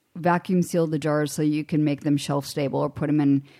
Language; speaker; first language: English; native; English